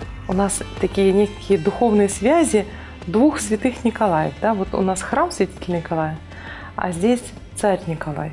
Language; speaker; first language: Russian; native; Russian